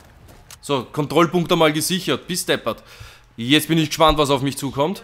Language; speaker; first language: German; native; German